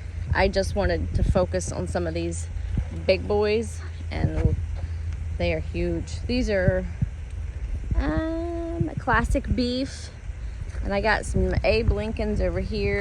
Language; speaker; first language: English; native; English